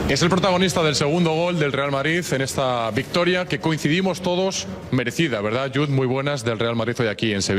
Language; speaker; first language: Spanish; native; Spanish